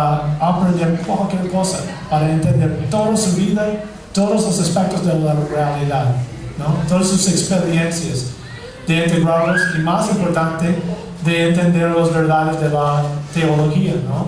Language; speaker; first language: Spanish; non-native, fluent; English